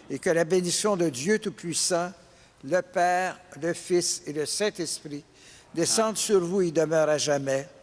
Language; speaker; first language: French; native; French